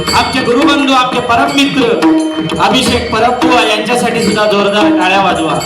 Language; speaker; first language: Marathi; native; Marathi